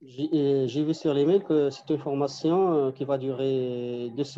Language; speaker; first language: French; non-native, learner; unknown